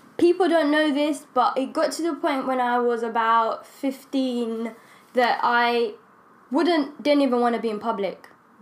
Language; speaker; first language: English; non-native, local second language; Kinyarwanda